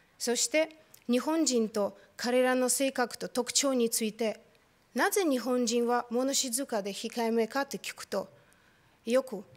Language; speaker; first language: Japanese; non-native, fluent; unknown